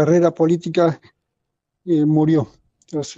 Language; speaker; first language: Spanish; native; Spanish